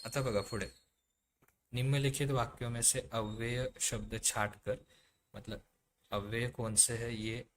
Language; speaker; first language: Hindi; non-native, local second language; Marathi